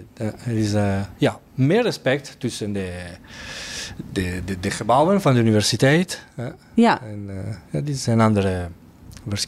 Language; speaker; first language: Dutch; non-native, learner; Italian